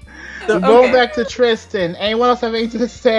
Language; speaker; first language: English; native; English